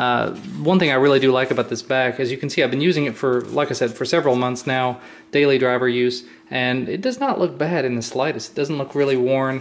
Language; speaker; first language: English; native; English